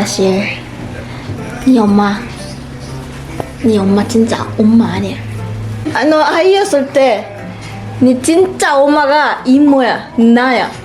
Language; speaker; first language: Korean; non-native, fluent; Filipino